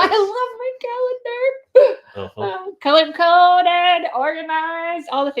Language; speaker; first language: English; native; English